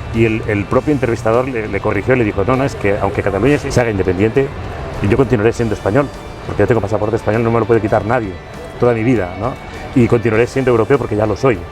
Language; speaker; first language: Spanish; native; Spanish